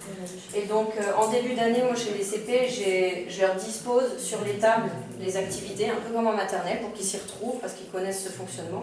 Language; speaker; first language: French; native; French